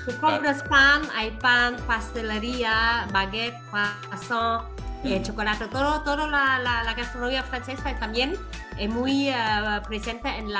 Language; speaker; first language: Spanish; non-native, fluent; Vietnamese